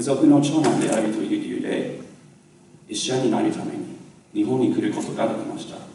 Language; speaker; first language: Japanese; non-native, learner; English